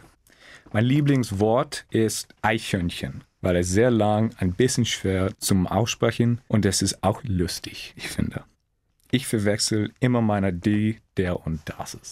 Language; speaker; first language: German; non-native, learner; English